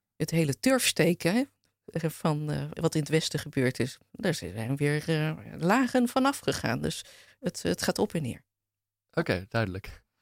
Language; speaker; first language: Dutch; native; Dutch